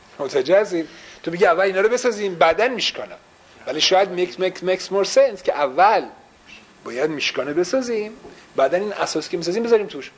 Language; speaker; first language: Persian; early bilingual, heritage; Persian